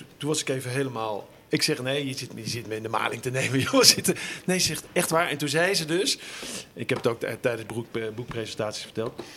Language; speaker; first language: Dutch; native; Dutch